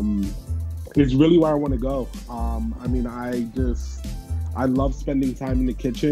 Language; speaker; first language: English; native; English